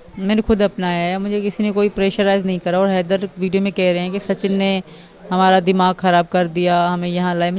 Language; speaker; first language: Urdu; non-native, local second language; Sindhi